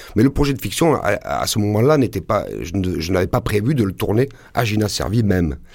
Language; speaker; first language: French; native; French